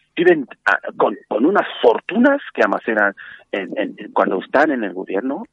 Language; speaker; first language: Spanish; non-native, fluent; French